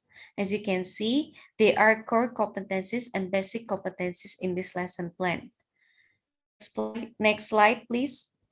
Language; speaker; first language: English; non-native, learner; Indonesian